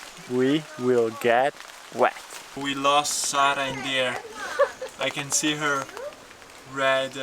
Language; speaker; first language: English; non-native, fluent; Italian